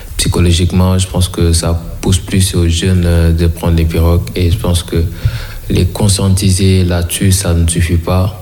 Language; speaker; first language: French; non-native, local second language; Wolof